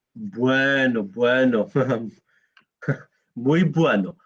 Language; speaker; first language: Spanish; non-native, learner; Greek